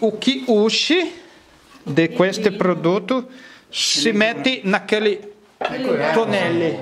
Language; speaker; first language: Italian; non-native, learner; Portuguese